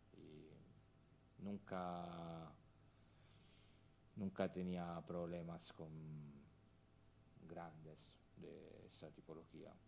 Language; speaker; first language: Spanish; non-native, fluent; Italian